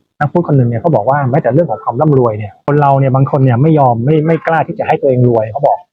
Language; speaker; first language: Thai; native; Thai